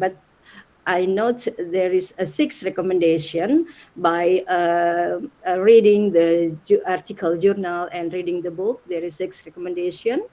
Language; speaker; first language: English; non-native, learner; Indonesian